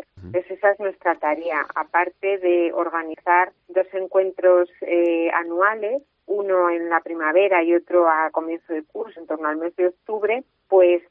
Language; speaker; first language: Spanish; native; Spanish